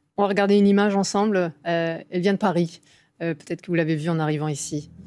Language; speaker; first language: French; native; French